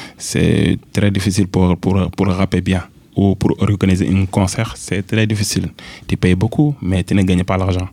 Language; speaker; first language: French; non-native, local second language; Wolof